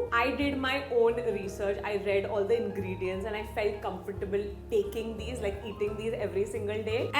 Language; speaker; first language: English; non-native, local second language; Hindi